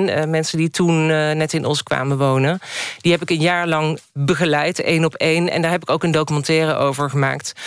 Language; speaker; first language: Dutch; native; Dutch